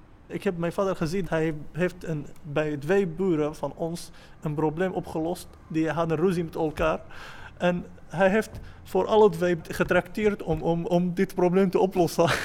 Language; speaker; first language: Dutch; non-native, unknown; Arabic